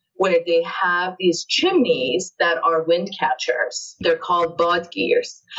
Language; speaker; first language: English; early bilingual, other home language; Persian